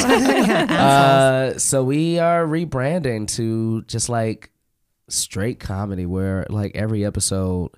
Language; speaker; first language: English; native; English